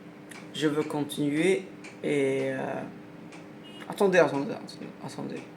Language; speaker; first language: French; non-native, learner; Arabic